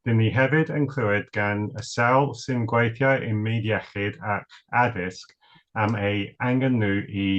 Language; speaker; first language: Welsh; non-native, learner; English